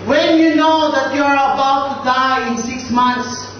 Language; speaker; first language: English; non-native, local second language; Filipino